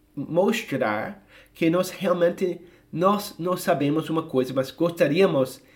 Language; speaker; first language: Portuguese; non-native, fluent; English